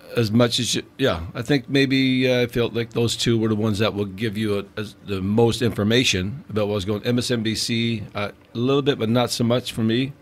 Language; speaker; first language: English; native; English